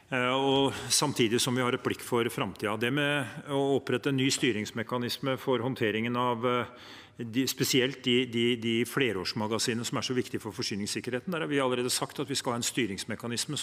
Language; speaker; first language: Norwegian; native; Norwegian